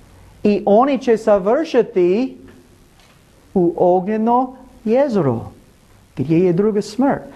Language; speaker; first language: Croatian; non-native, learner; English